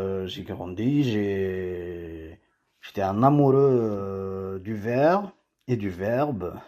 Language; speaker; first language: French; non-native, local second language; Kabyle